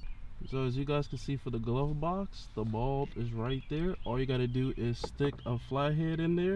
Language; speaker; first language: English; native; English